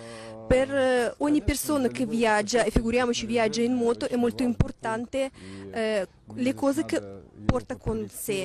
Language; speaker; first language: Italian; non-native, fluent; Russian